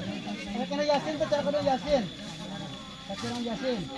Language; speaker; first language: Indonesian; non-native, local second language; Sundanese